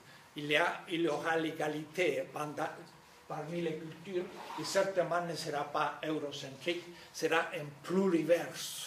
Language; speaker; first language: French; non-native, fluent; Spanish